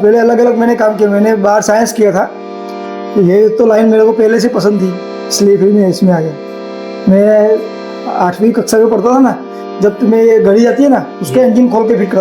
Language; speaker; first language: Hindi; non-native, local second language; Gujarati